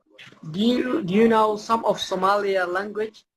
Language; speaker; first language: English; non-native, learner; Somali